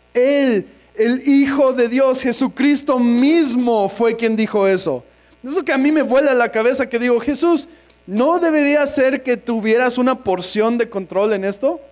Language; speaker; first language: Spanish; non-native, fluent; English